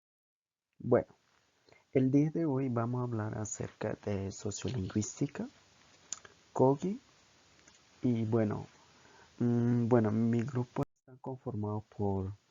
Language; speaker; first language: Spanish; non-native, local second language; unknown